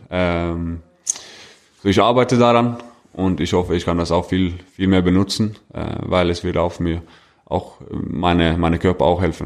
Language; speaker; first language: German; non-native, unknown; Norwegian